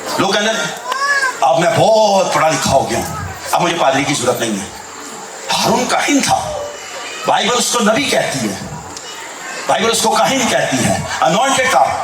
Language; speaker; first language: Urdu; non-native, local second language; Punjabi